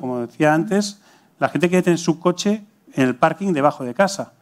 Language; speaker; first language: Spanish; native; Spanish